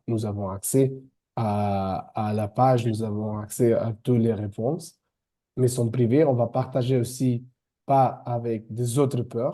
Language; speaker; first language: French; non-native, fluent; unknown